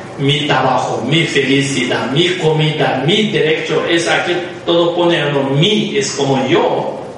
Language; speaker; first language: Spanish; non-native, learner; Tibetan